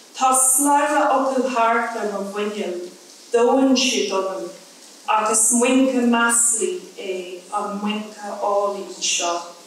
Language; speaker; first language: English; native; English